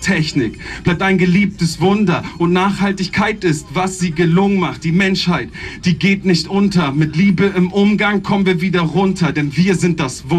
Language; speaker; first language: German; native; German